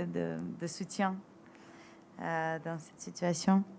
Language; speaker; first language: French; non-native, fluent; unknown